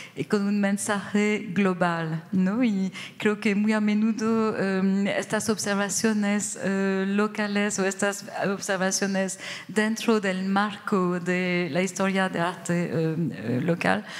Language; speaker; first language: Spanish; non-native, fluent; French